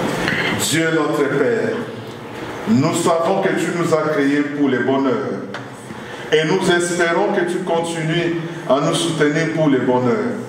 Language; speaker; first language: French; non-native, local second language; Lingala